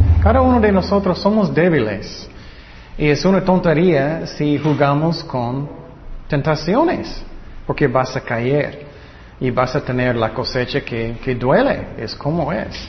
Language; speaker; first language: Spanish; non-native, fluent; English